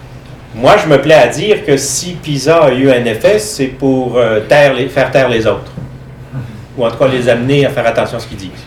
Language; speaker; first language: French; native; French